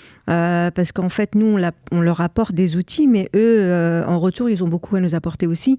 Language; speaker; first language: French; native; French